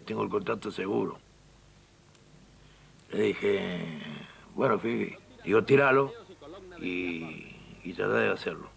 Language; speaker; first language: Spanish; native; Spanish